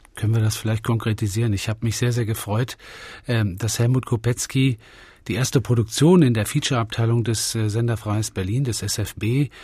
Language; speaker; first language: German; native; German